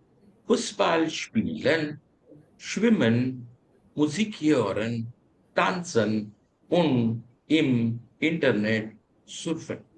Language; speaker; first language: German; non-native, fluent; Telugu